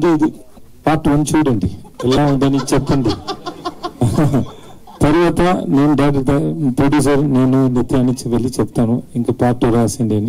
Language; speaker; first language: Telugu; non-native, learner; Tamil